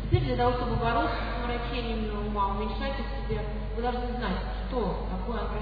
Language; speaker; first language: Russian; native; Russian